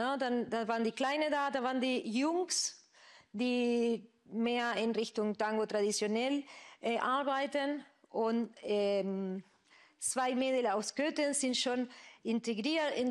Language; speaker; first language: German; non-native, fluent; Spanish